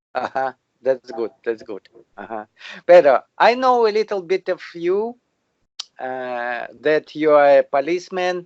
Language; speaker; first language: English; non-native, learner; Russian